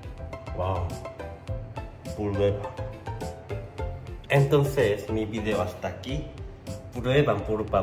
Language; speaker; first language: Spanish; non-native, learner; Korean